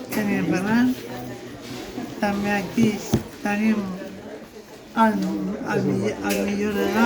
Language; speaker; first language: Catalan; non-native, local second language; Spanish